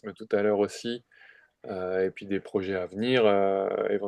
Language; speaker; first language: French; native; French